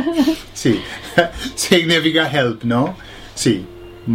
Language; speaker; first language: Spanish; non-native, fluent; English